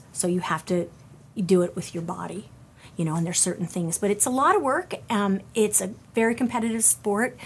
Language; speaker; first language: English; native; English